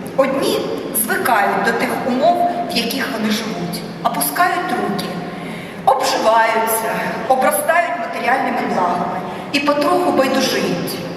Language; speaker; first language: Ukrainian; non-native, local second language; Russian